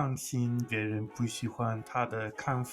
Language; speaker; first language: Chinese; non-native, fluent; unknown